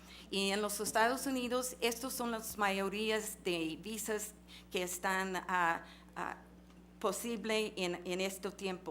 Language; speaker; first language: Spanish; non-native, fluent; English